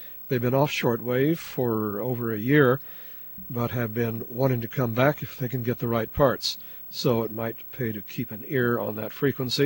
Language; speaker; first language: English; native; English